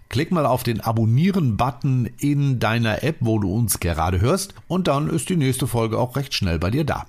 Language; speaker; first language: German; native; German